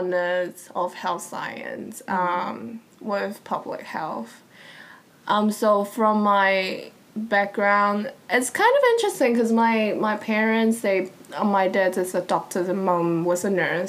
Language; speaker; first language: English; non-native, fluent; Cantonese